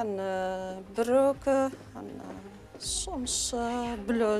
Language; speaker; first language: Dutch; non-native, learner; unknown